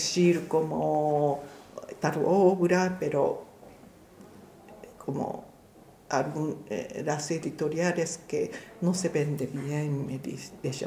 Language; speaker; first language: Spanish; non-native, fluent; Japanese